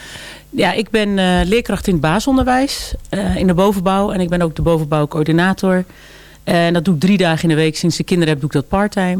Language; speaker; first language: Dutch; native; Dutch